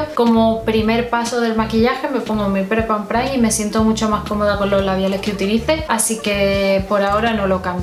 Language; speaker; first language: Spanish; native; Spanish